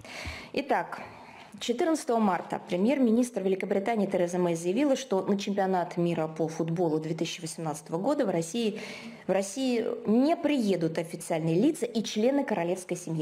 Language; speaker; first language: Russian; native; Russian